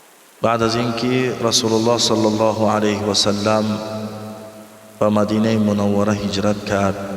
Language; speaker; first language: Persian; native; Persian